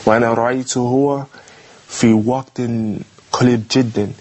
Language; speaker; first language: Arabic; non-native, learner; English